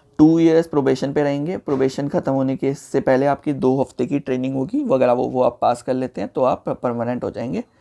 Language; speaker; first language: Hindi; native; Hindi